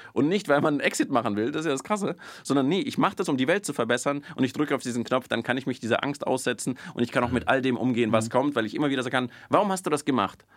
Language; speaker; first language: German; early bilingual, other home language; Russian